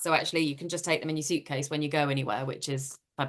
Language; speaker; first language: English; native; English